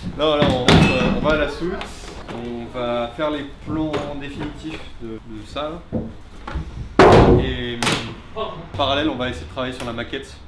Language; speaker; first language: French; native; French